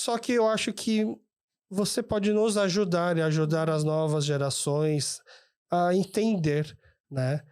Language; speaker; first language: Portuguese; early bilingual, other home language; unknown